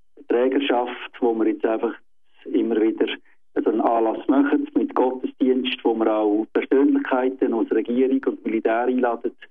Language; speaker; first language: German; native; German